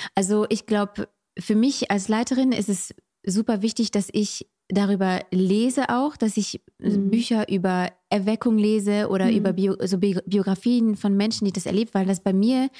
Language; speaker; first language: German; non-native, fluent; French